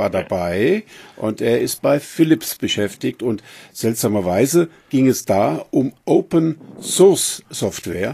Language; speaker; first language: German; native; German